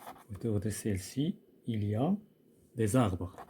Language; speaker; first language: French; non-native, local second language; Arabic